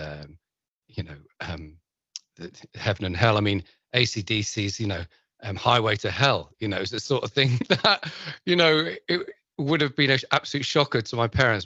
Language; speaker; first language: English; native; English